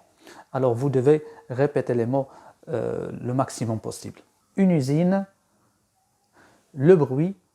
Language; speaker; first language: French; non-native, local second language; Arabic